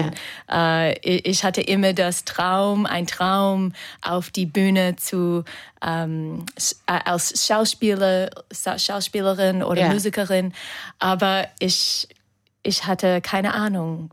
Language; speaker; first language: German; non-native, fluent; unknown